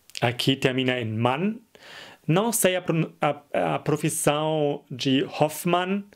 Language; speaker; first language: Portuguese; non-native, fluent; German